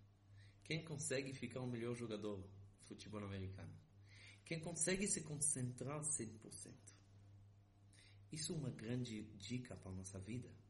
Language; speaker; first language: Portuguese; non-native, fluent; Hebrew